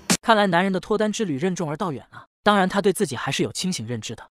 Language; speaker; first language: Chinese; native; Chinese